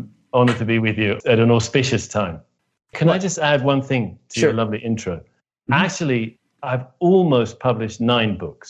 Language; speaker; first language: English; native; English